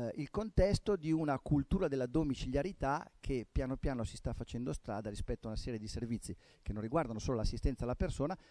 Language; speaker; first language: Italian; native; Italian